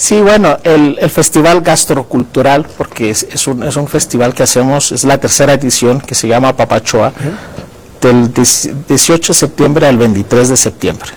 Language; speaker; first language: Spanish; non-native, fluent; Greek